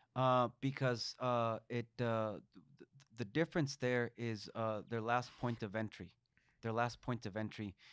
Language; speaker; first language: English; early bilingual, other home language; Spanish